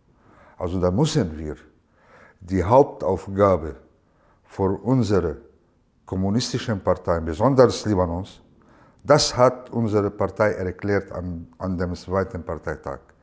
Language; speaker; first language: German; non-native, learner; Arabic